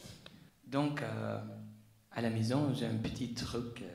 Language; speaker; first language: French; non-native, learner; Arabic